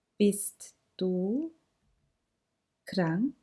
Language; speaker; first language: German; non-native, learner; Turkish